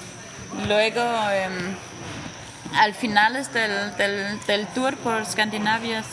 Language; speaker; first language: Spanish; non-native, fluent; Danish